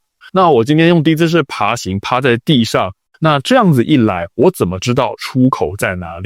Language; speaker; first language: Chinese; native; Chinese